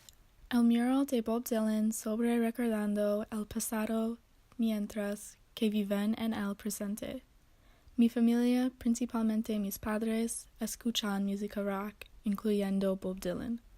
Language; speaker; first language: Spanish; non-native, learner; English